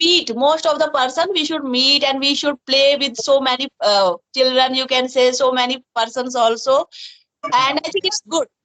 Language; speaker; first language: English; non-native, fluent; Hindi